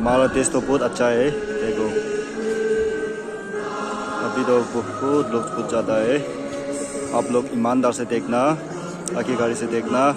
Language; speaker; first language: Hindi; non-native, local second language; Tangkhul Naga (India)